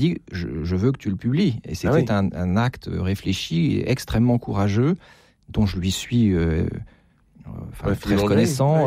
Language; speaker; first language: French; native; French